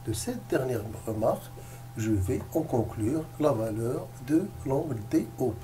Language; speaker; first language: French; non-native, local second language; Arabic